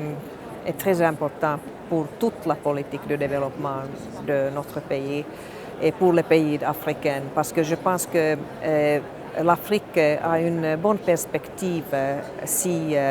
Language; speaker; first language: French; non-native, fluent; Finnish